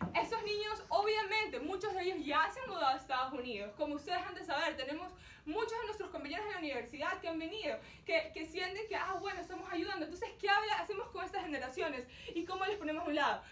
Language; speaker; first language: Spanish; early bilingual, heritage; Spanish